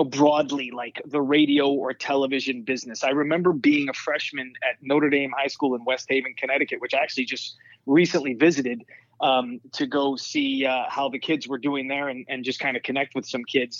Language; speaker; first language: English; native; English